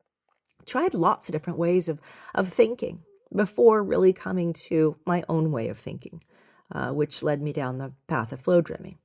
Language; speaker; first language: English; native; English